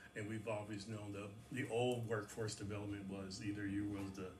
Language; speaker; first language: English; native; English